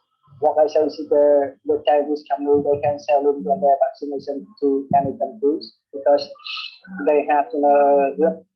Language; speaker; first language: English; non-native, learner; Vietnamese